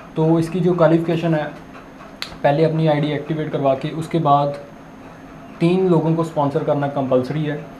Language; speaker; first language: Hindi; non-native, local second language; Punjabi